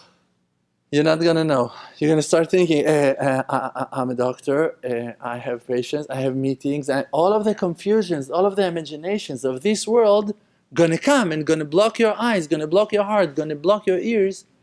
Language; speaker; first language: English; non-native, fluent; Hebrew